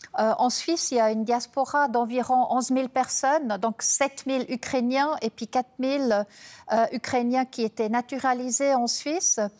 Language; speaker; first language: French; non-native, local second language; German